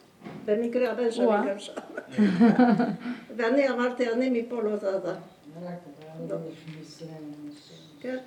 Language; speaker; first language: Hebrew; non-native, fluent; Spanish